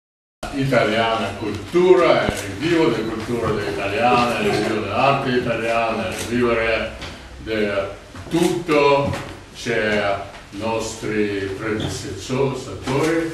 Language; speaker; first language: Italian; non-native, learner; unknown